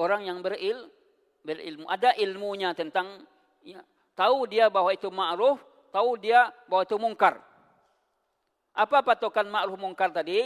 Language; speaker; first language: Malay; non-native, local second language; Minangkabau